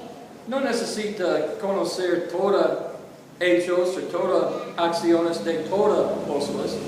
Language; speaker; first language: Spanish; non-native, learner; English